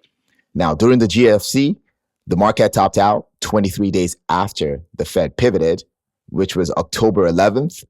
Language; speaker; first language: English; native; English